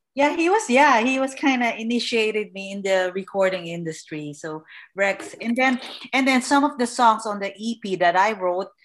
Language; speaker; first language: English; non-native, local second language; Filipino